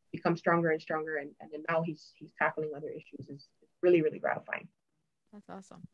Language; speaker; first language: English; native; English